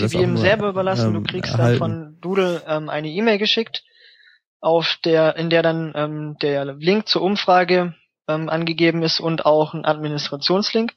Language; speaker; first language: German; native; German